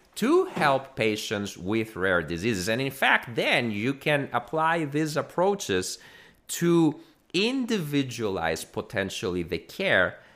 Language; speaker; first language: English; non-native, fluent; Greek